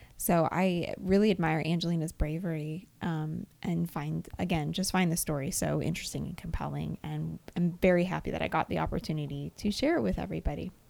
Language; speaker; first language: English; native; English